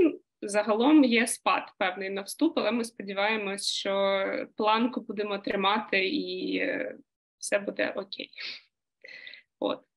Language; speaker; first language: Ukrainian; native; Ukrainian